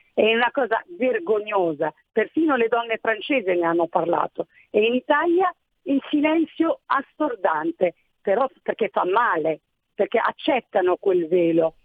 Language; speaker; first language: Italian; non-native, fluent; Arabic